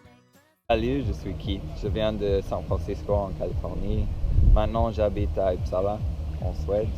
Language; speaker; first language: French; non-native, fluent; English